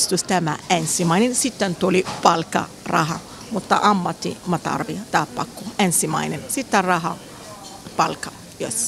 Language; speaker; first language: Finnish; non-native, learner; Arabic